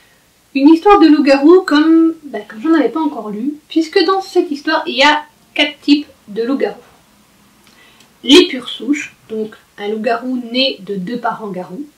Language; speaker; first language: French; native; French